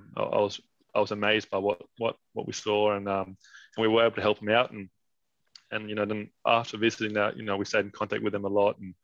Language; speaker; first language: English; non-native, fluent; Danish